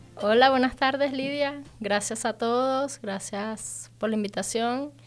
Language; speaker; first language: Spanish; native; Spanish